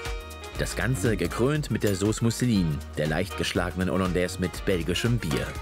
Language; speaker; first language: German; native; German